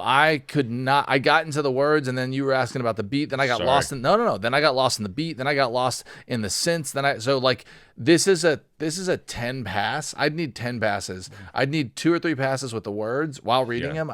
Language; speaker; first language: English; native; English